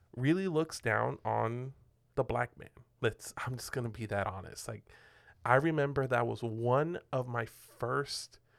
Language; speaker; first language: English; non-native, fluent; Spanish